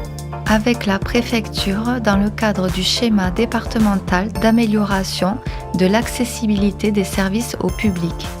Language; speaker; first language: French; native; French